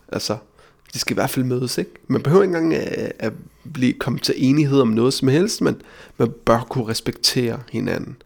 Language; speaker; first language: Danish; early bilingual, other home language; Riffian